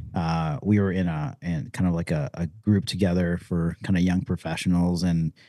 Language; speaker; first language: English; native; English